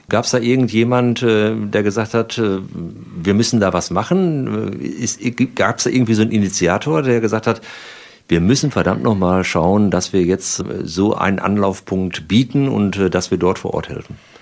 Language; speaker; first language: German; native; German